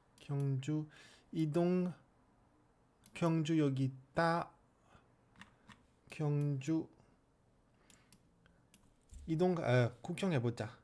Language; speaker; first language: Korean; non-native, learner; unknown